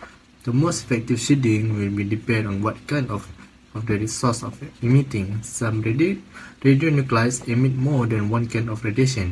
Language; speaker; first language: English; non-native, learner; Malay